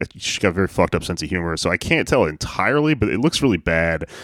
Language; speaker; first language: English; native; English